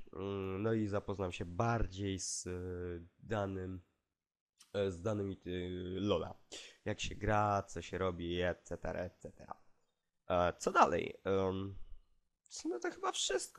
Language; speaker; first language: Polish; native; Polish